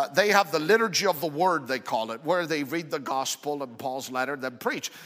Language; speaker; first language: English; early bilingual, other home language; Italian